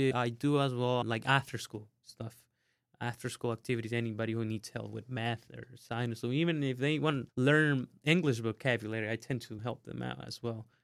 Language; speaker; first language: English; non-native, fluent; Spanish